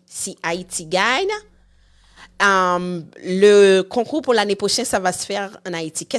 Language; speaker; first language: French; non-native, local second language; Haitian Creole